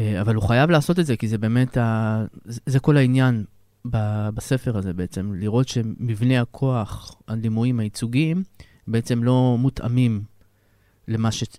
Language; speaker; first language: Hebrew; native; Hebrew